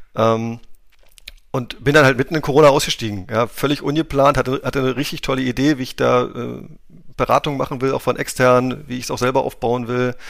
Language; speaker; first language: German; native; German